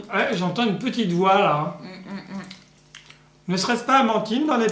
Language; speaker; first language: French; native; French